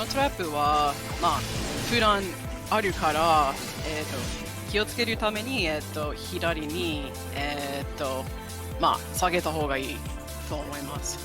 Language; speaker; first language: Japanese; non-native, fluent; English